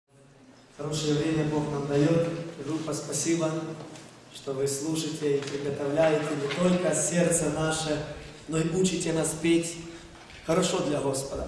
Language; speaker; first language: Russian; early bilingual, other home language; Ukrainian